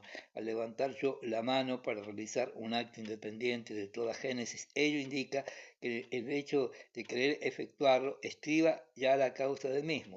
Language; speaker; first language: Spanish; native; Spanish